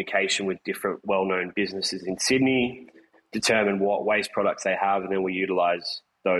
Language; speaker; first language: English; native; English